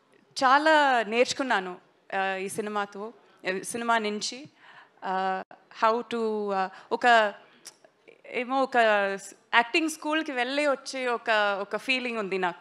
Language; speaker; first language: Telugu; non-native, learner; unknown